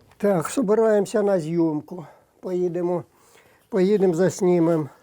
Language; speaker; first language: Ukrainian; native; Ukrainian